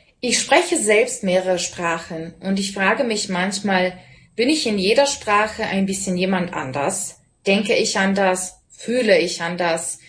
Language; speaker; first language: German; non-native, fluent; Serbian